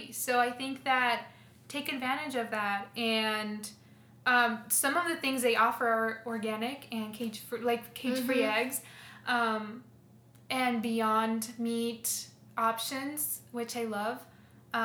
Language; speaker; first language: English; early bilingual, other home language; Spanish